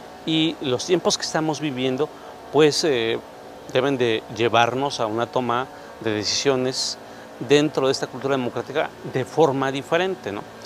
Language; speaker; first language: Spanish; native; Spanish